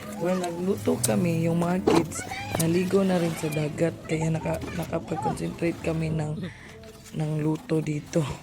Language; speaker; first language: Filipino; non-native, local second language; Cebuano